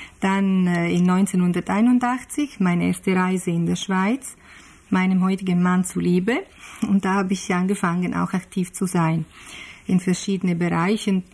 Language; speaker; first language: German; non-native, fluent; Italian